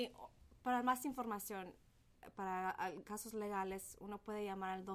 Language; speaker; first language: Spanish; early bilingual, heritage; Spanish